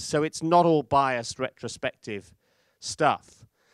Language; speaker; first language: English; native; English